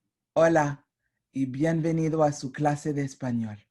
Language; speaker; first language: Spanish; non-native, fluent; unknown